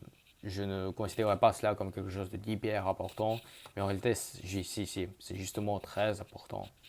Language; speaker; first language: French; early bilingual, other home language; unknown